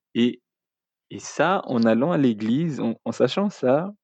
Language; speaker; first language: French; non-native, local second language; Malagasy